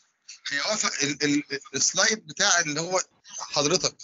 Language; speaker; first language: Arabic; native; Arabic